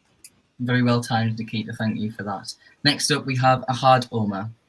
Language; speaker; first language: English; native; English